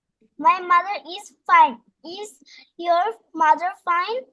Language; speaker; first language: English; non-native, learner; Bangla